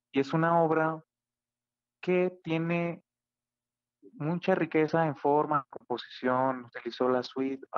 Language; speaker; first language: Spanish; native; Spanish